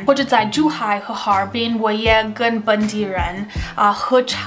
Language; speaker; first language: Chinese; non-native, fluent; English